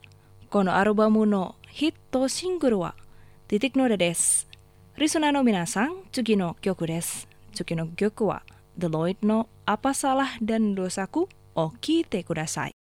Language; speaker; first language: Japanese; non-native, learner; Indonesian